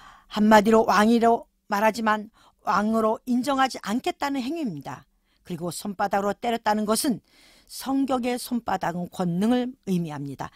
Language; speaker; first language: Korean; native; Korean